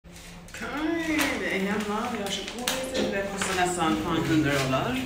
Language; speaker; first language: Swedish; early bilingual, heritage; Swedish